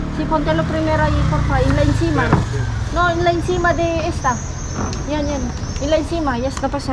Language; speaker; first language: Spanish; non-native, learner; Filipino